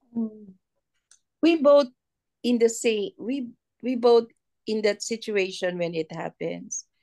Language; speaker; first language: English; non-native, local second language; Filipino